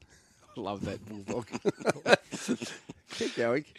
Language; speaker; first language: English; native; English